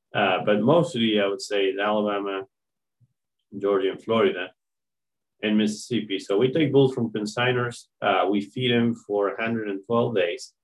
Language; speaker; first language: English; non-native, fluent; Spanish